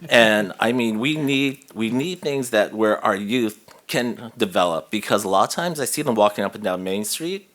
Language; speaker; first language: English; native; English